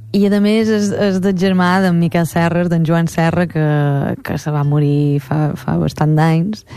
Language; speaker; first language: Catalan; native; Catalan